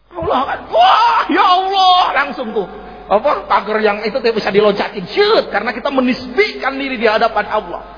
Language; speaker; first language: Indonesian; native; Indonesian